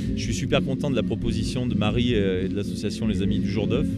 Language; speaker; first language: French; native; French